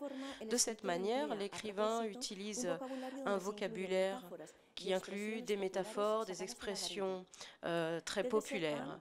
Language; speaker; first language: French; non-native, fluent; Spanish